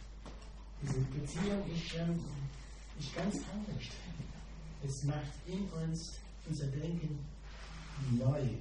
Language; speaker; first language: German; non-native, fluent; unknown